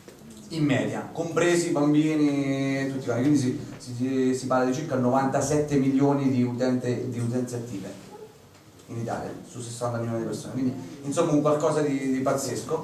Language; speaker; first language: Italian; native; Italian